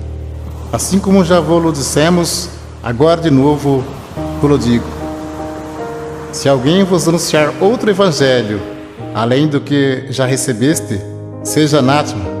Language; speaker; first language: Portuguese; native; Portuguese